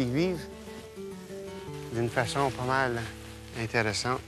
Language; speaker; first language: French; native; French